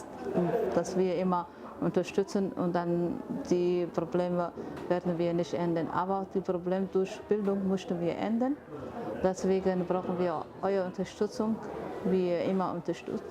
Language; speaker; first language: German; non-native, fluent; Somali